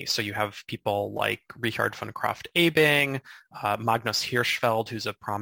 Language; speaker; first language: English; native; English